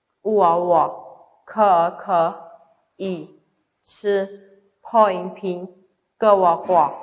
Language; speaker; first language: Chinese; non-native, fluent; Khmer